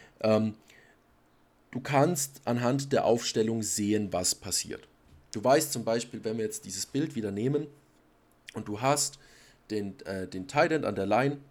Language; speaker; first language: German; native; German